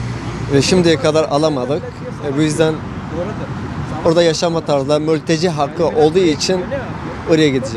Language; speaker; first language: Turkish; non-native, fluent; Arabic